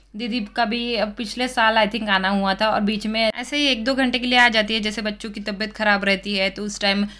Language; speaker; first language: Hindi; non-native, local second language; Marathi